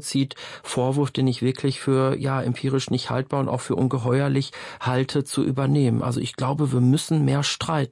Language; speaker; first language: German; native; German